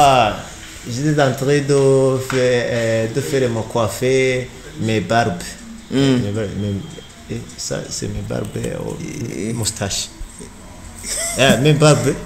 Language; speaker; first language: French; non-native, learner; Rundi